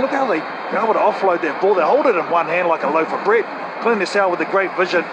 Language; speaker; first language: English; native; English